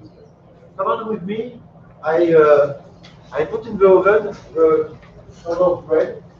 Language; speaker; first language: English; non-native, learner; French